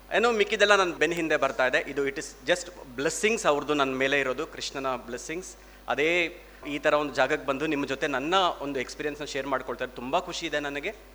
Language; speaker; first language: Kannada; non-native, local second language; Telugu